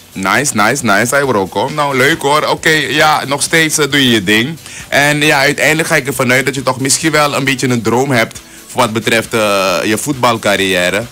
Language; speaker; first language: Dutch; native; Dutch